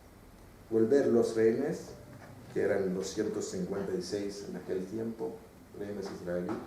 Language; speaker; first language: Spanish; non-native, fluent; Arabic